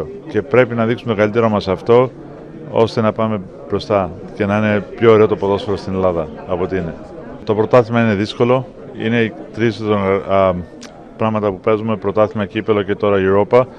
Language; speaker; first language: Greek; early bilingual, heritage; English